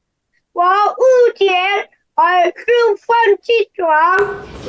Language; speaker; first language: Chinese; non-native, learner; Korean